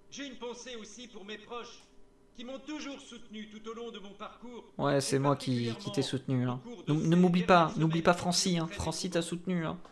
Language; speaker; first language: French; native; French